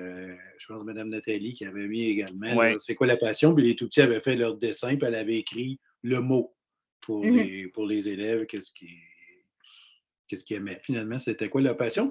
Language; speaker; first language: French; native; French